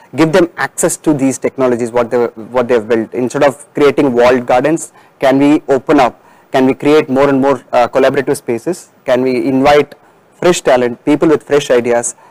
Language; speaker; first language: English; non-native, local second language; Tamil